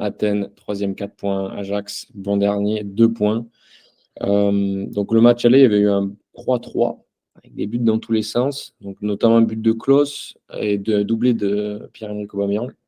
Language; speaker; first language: French; native; French